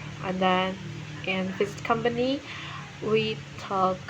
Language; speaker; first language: English; non-native, learner; Indonesian